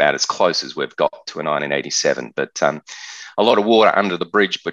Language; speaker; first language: English; native; English